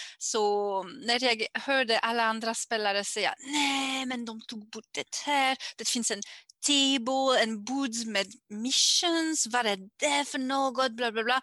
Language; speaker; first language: Swedish; non-native, learner; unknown